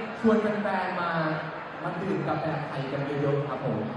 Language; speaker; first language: Thai; native; Thai